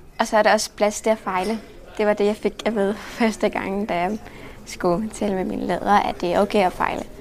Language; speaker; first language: Danish; non-native, fluent; Arabic